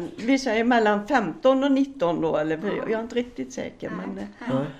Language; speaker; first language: Swedish; native; Swedish